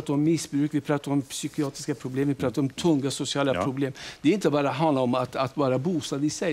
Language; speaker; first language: Swedish; native; Swedish